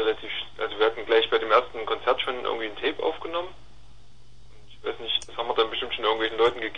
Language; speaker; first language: German; native; German